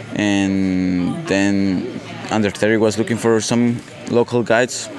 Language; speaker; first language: English; non-native, fluent; Spanish